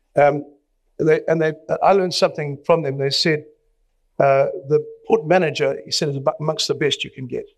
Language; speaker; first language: English; native; English